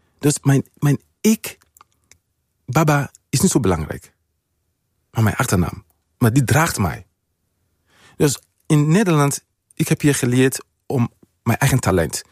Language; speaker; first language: Dutch; non-native, fluent; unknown